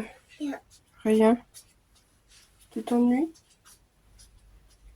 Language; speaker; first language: French; native; French